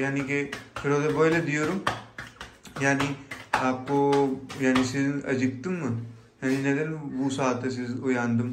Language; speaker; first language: Turkish; non-native, learner; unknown